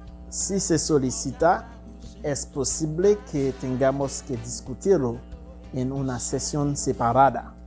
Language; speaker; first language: Spanish; non-native, fluent; Haitian Creole